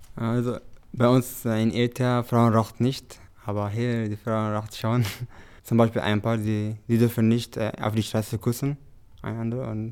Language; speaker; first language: German; non-native, learner; Tigrinya